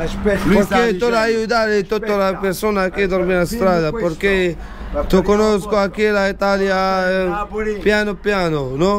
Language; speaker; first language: Italian; non-native, learner; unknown